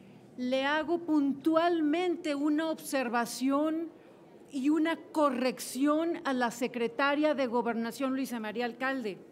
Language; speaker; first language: Spanish; native; Spanish